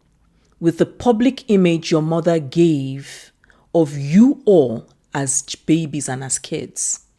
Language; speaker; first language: English; non-native, local second language; Igbo